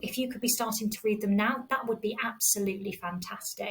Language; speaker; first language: English; native; English